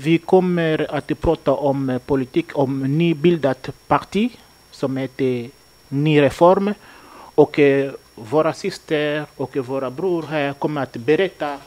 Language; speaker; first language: Swedish; non-native, learner; Lingala